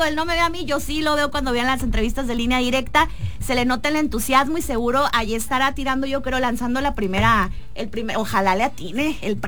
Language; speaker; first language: Spanish; native; Spanish